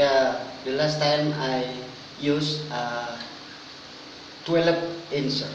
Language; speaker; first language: English; non-native, learner; Indonesian